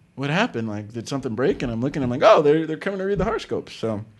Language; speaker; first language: English; native; English